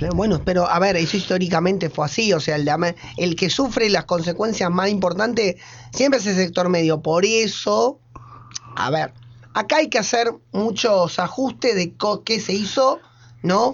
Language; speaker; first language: Spanish; native; Spanish